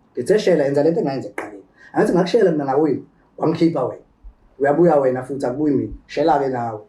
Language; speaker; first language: Zulu; native; Zulu